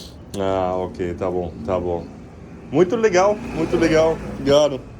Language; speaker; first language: Portuguese; non-native, learner; German